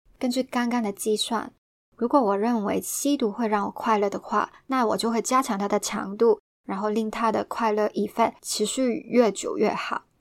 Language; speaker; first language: Chinese; non-native, local second language; Cantonese